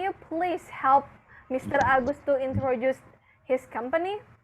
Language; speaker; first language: English; non-native, fluent; Indonesian